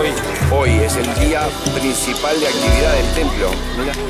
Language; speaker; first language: Spanish; native; Spanish